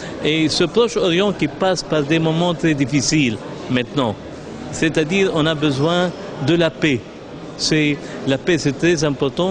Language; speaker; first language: French; non-native, local second language; Arabic